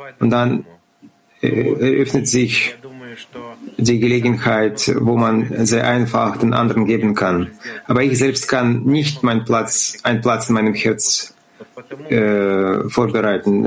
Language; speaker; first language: German; non-native, fluent; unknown